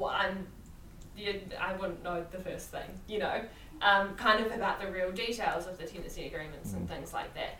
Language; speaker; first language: English; native; English